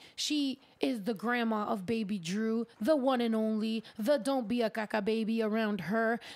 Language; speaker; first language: English; early bilingual, other home language; Spanish